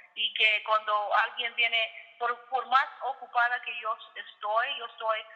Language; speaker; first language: Spanish; early bilingual, other home language; English